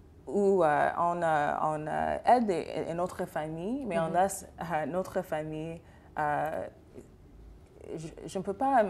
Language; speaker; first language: French; non-native, fluent; English